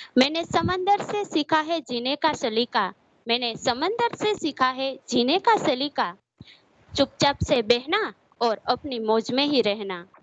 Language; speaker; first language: Hindi; non-native, local second language; Gujarati